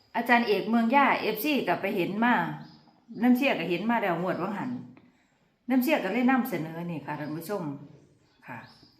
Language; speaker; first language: Thai; native; Thai